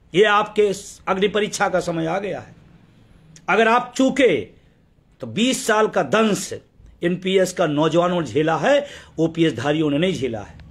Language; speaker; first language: Hindi; native; Hindi